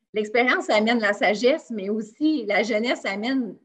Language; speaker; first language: French; native; French